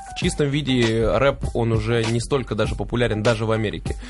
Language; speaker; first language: Russian; native; Russian